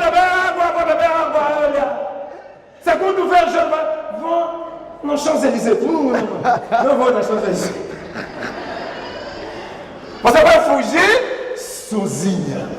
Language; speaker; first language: Portuguese; non-native, learner; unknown